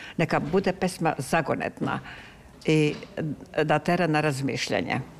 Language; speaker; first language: Serbian; non-native, local second language; Hungarian